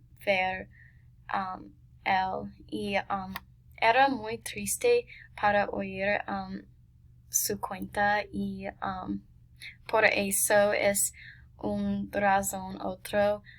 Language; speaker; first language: Spanish; non-native, learner; English